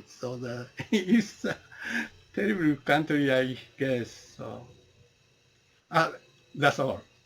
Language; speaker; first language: English; non-native, learner; Japanese